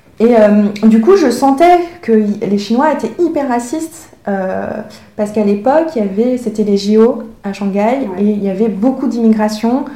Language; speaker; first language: French; early bilingual, other home language; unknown